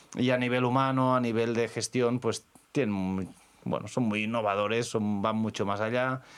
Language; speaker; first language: Spanish; native; Spanish